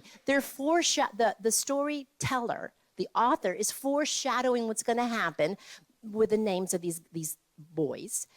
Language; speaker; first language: English; native; English